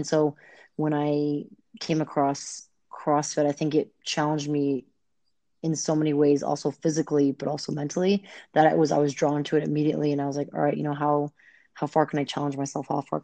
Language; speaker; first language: English; native; English